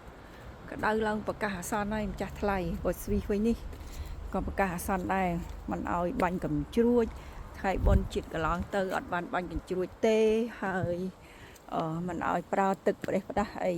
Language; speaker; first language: Khmer; native; Khmer